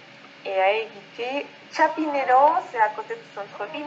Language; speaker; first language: French; non-native, fluent; Spanish